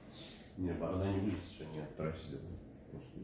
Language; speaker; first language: Russian; non-native, learner; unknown